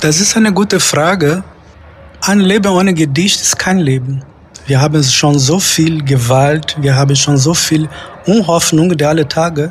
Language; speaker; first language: German; non-native, fluent; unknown